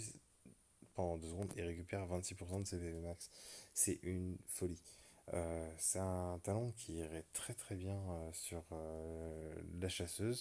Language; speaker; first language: French; native; French